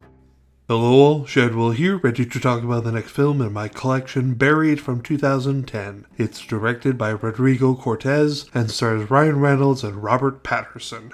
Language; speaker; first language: English; native; English